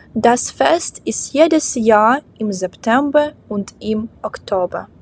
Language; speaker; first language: German; non-native, fluent; Ukrainian